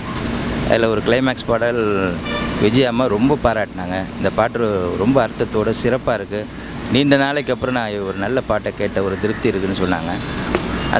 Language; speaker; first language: Tamil; native; Tamil